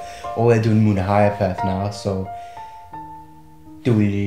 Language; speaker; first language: Welsh; non-native, fluent; English